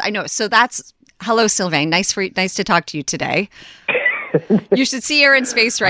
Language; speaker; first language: English; native; English